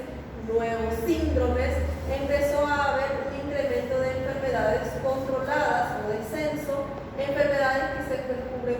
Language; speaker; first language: Spanish; native; Spanish